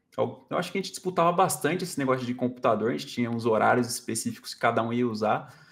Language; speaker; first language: Portuguese; native; Portuguese